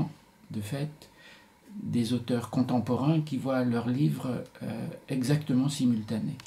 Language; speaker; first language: French; native; French